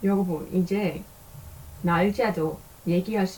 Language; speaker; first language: Korean; non-native, learner; Dutch